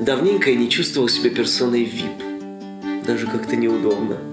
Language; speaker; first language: Russian; native; Russian